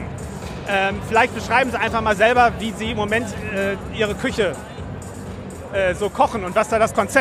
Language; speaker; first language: German; native; German